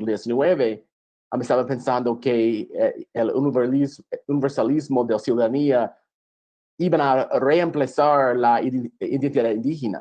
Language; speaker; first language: Spanish; non-native, fluent; English